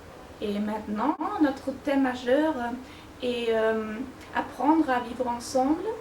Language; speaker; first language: French; non-native, fluent; German